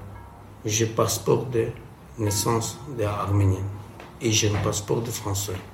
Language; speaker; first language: French; non-native, learner; Armenian